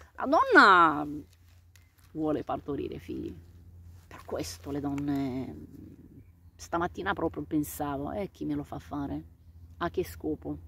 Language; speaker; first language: Italian; non-native, fluent; Romanian